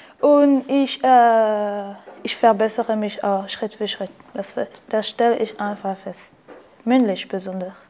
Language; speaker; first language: German; non-native, learner; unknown